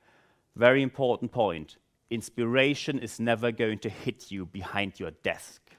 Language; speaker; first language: English; non-native, fluent; German